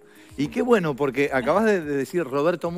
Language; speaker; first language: Spanish; native; Spanish